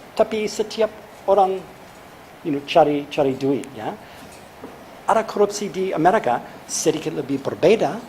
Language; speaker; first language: Indonesian; non-native, fluent; English